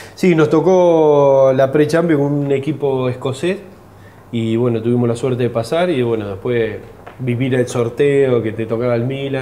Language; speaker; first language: Spanish; native; Spanish